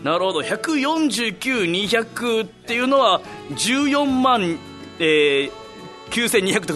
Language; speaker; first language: Japanese; native; Japanese